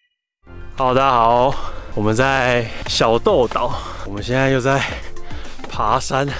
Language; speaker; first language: Chinese; native; Chinese